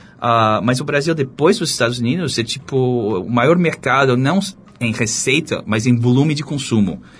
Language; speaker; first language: Portuguese; non-native, fluent; English